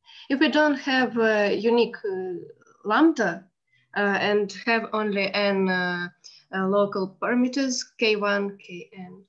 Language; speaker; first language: English; non-native, learner; Russian